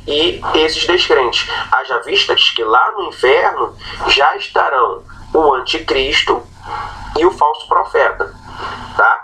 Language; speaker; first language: Portuguese; native; Portuguese